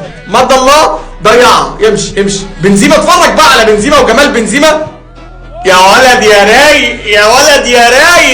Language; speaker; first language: Arabic; native; Arabic